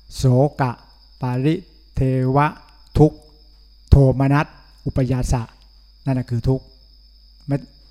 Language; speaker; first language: Thai; native; Thai